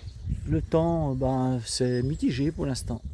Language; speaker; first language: French; native; French